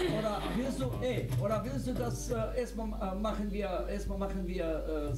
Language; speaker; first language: German; non-native, learner; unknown